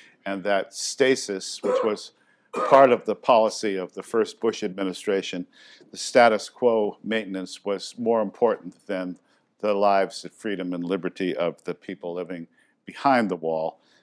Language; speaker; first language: English; native; English